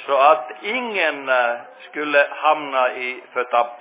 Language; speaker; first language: Swedish; non-native, fluent; Finnish